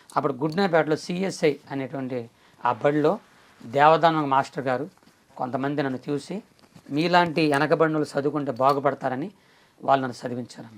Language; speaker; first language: Telugu; non-native, local second language; Koya